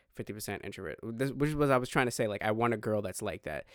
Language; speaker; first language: English; native; English